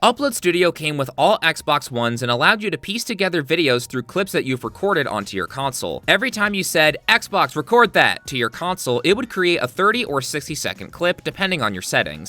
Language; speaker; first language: English; native; English